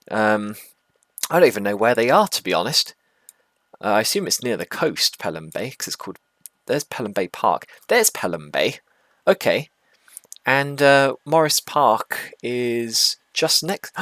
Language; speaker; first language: English; native; English